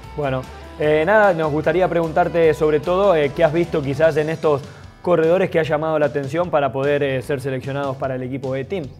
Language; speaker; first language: Spanish; native; Spanish